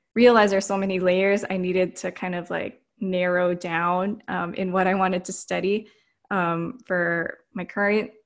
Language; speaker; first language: English; early bilingual, other home language; Filipino